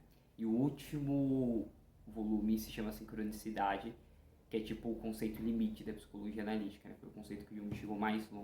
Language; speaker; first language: Portuguese; native; Portuguese